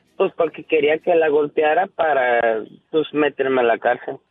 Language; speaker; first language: Spanish; native; Spanish